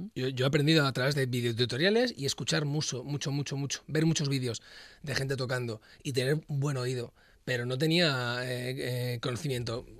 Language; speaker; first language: Spanish; native; Spanish